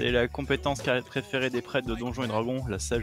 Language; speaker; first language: French; native; French